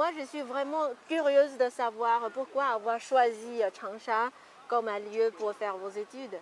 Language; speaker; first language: French; non-native, fluent; Chinese